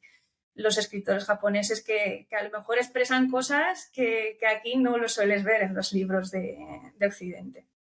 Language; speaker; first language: Spanish; early bilingual, other home language; Romanian